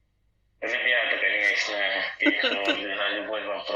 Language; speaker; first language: Russian; non-native, learner; Portuguese